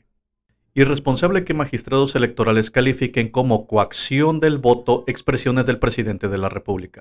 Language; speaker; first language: Spanish; native; Spanish